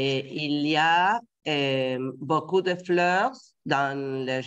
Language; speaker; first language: French; non-native, learner; Spanish